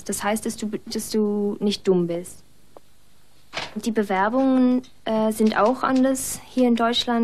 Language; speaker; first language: German; non-native, fluent; English